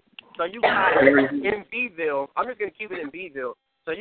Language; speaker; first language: English; native; English